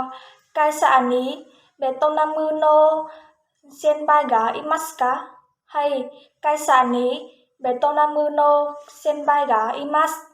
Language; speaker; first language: Japanese; non-native, learner; Vietnamese